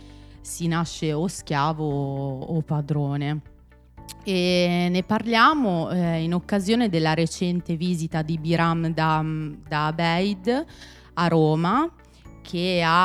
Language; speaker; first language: Italian; native; Italian